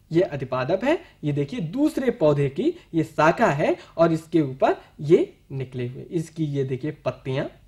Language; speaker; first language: Hindi; native; Hindi